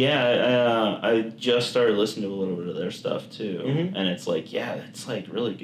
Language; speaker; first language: English; native; English